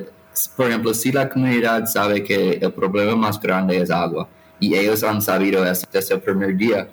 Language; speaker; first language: Spanish; non-native, fluent; English